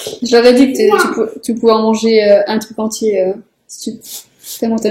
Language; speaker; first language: French; native; French